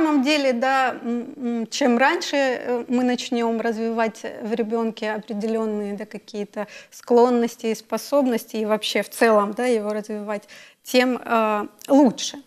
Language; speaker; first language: Russian; native; Russian